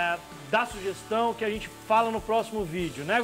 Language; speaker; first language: Portuguese; native; Portuguese